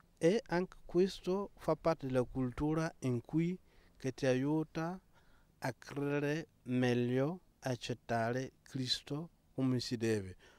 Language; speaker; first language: Italian; non-native, fluent; Mossi